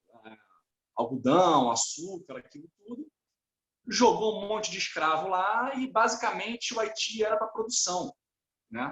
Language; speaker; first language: Portuguese; native; Portuguese